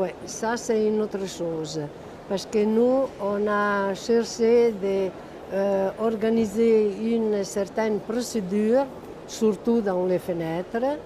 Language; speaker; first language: French; non-native, fluent; Italian